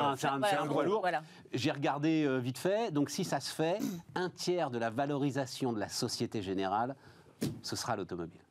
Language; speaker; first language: French; native; French